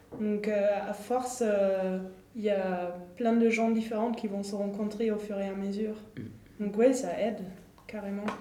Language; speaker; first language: French; native; French